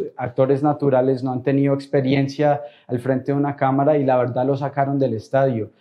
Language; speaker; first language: Spanish; early bilingual, heritage; Spanish